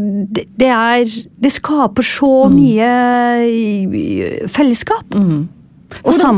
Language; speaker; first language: Norwegian; non-native, fluent; Turkish